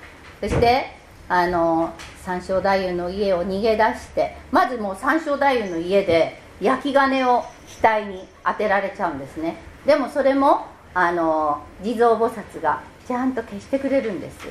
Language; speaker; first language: Japanese; native; Japanese